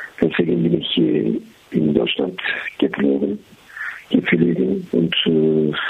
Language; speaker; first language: German; non-native, learner; Turkish